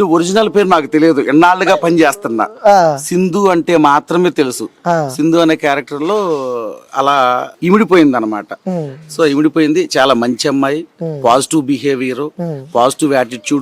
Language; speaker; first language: Telugu; native; Telugu